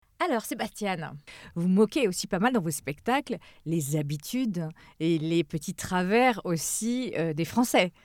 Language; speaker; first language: French; native; French